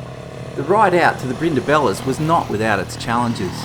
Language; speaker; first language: English; native; English